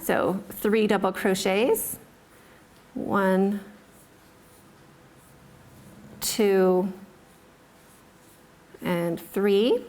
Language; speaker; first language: English; native; English